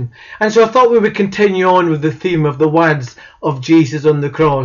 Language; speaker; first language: English; native; English